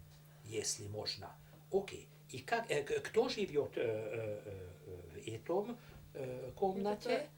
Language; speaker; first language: Russian; non-native, learner; Hungarian